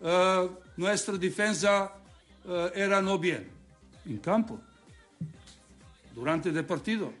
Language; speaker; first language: Spanish; non-native, learner; Serbian